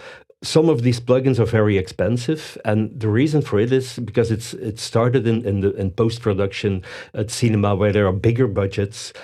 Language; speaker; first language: English; non-native, fluent; Dutch